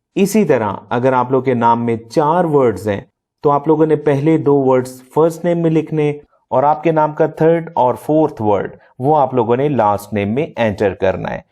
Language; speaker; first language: Urdu; non-native, local second language; Punjabi